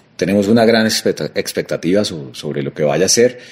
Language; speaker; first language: Spanish; native; Spanish